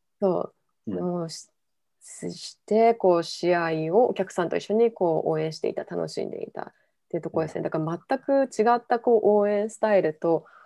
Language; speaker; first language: Japanese; native; Japanese